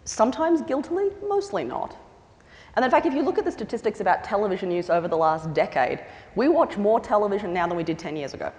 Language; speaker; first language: English; native; English